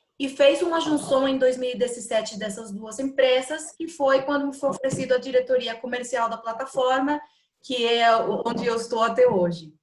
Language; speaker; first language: Portuguese; non-native, fluent; Spanish